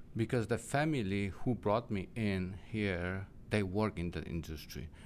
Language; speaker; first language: English; non-native, learner; Polish